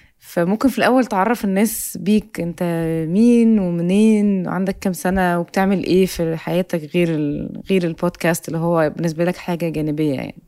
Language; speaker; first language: Arabic; native; Arabic